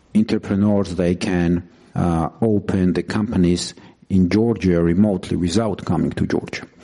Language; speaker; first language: English; non-native, fluent; Georgian